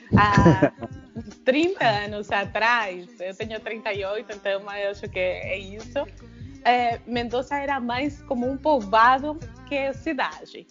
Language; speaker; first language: Portuguese; non-native, fluent; Spanish